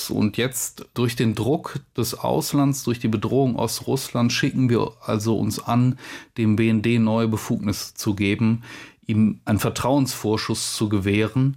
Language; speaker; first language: German; native; German